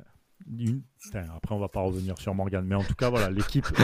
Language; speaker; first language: French; native; French